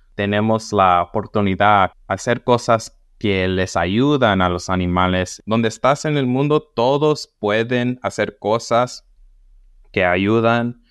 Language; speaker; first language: Spanish; early bilingual, heritage; Spanish